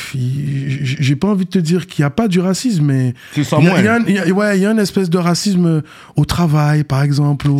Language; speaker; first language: French; native; French